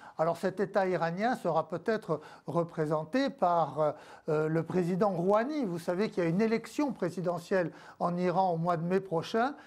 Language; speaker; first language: French; native; French